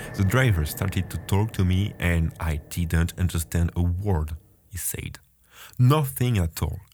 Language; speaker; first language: English; non-native, fluent; French